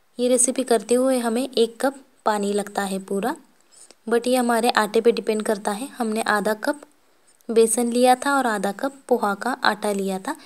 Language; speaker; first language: Hindi; non-native, local second language; Marathi